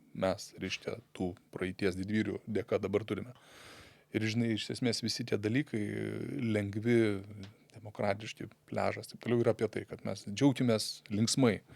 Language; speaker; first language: Lithuanian; native; Lithuanian